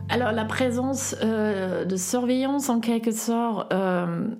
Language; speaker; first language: French; non-native, fluent; German